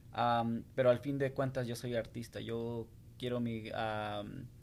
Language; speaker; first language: Spanish; early bilingual, heritage; Spanish